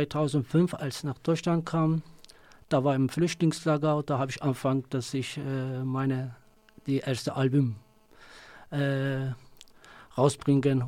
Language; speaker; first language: German; non-native, learner; Kurdish